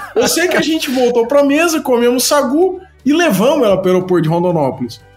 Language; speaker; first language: Portuguese; native; Portuguese